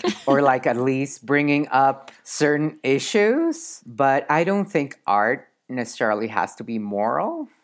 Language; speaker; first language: English; non-native, fluent; Spanish